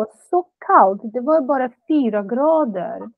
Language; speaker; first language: Swedish; non-native, fluent; Russian